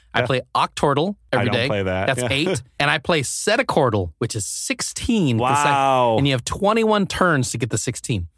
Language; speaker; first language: English; native; English